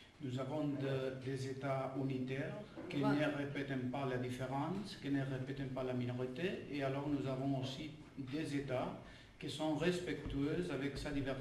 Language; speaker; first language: French; non-native, fluent; Catalan